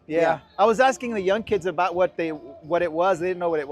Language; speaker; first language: English; native; English